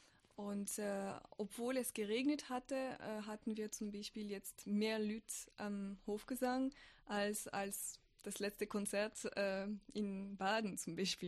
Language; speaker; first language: German; non-native, fluent; French